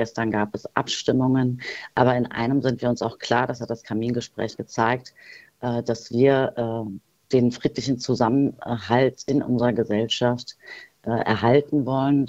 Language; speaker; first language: German; early bilingual, other home language; Turkish